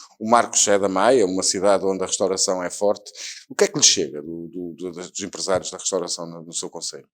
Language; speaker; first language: Portuguese; native; Portuguese